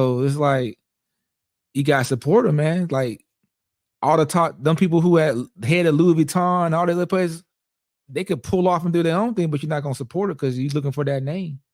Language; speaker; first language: English; native; English